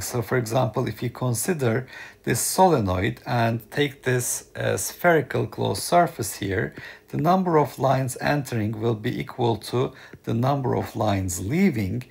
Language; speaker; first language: English; non-native, fluent; Turkish